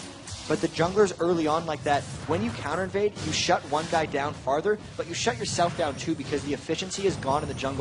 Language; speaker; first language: English; native; English